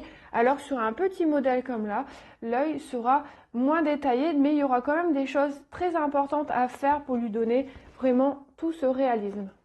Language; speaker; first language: French; native; French